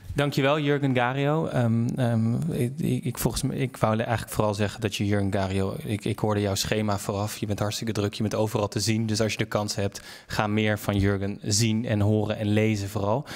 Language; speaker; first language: Dutch; native; Dutch